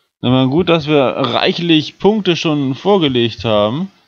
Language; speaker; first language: German; native; German